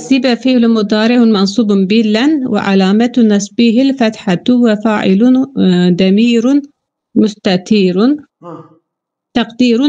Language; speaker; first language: Arabic; non-native, learner; Turkish